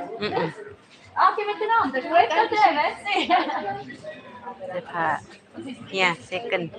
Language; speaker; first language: English; non-native, learner; Thai